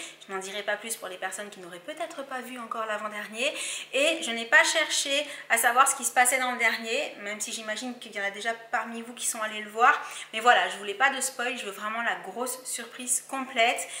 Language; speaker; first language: French; native; French